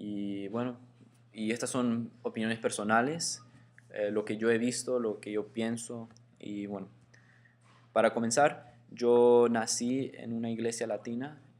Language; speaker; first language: Spanish; early bilingual, heritage; Spanish